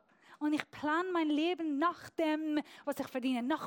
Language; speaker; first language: German; non-native, fluent; Persian